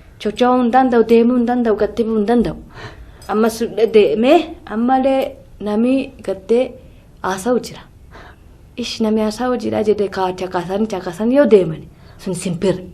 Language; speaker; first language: Oromo; non-native, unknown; Japanese